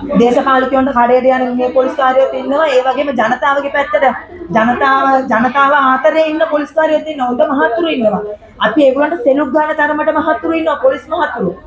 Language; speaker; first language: Sinhala; non-native, local second language; Tamil